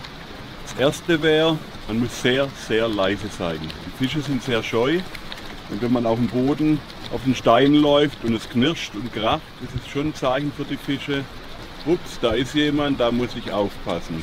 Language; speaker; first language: German; native; German